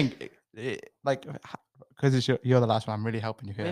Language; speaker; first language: English; native; English